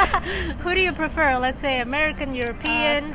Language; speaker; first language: English; non-native, fluent; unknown